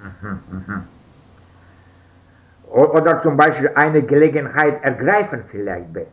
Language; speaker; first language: German; non-native, learner; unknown